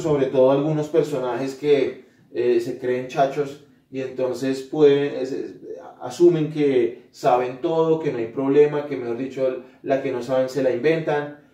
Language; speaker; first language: Spanish; native; Spanish